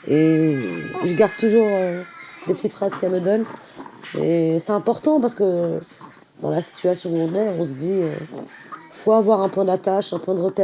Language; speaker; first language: French; native; French